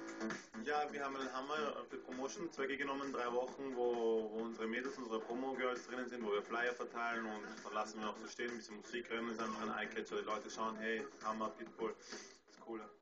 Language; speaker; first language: German; native; German